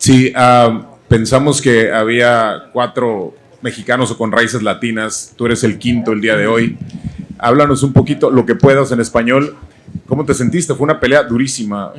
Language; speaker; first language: Spanish; native; Spanish